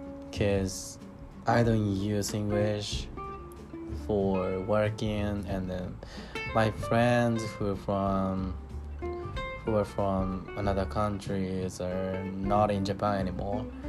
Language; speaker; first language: English; non-native, learner; Japanese